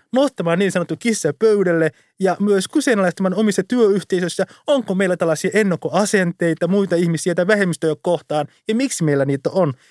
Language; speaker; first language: Finnish; early bilingual, other home language; Somali